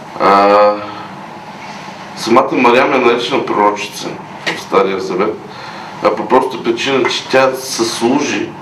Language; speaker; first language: Bulgarian; native; Bulgarian